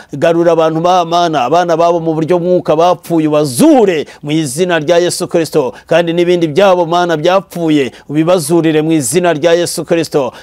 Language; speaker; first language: Kinyarwanda; native; Kinyarwanda